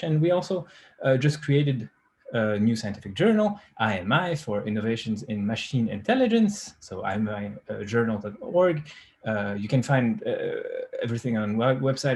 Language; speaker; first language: English; non-native, fluent; French